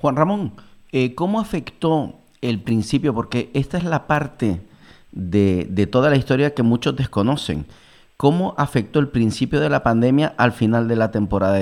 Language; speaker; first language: Spanish; native; Spanish